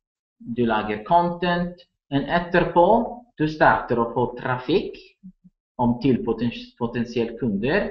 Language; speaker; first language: Norwegian; non-native, learner; Italian